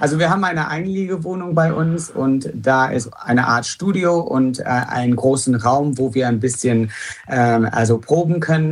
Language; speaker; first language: German; non-native, fluent; English